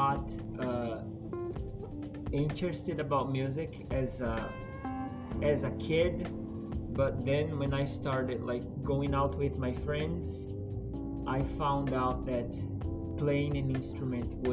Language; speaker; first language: English; non-native, fluent; Portuguese